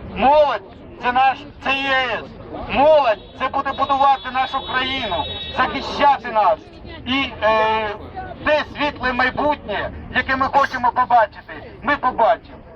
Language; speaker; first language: Ukrainian; non-native, local second language; Russian